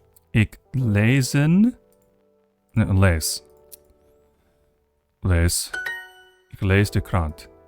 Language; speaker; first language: Dutch; non-native, learner; English